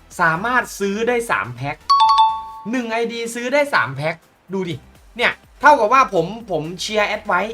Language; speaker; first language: Thai; native; Thai